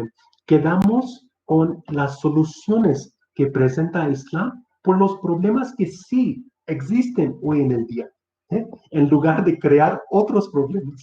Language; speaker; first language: Spanish; non-native, fluent; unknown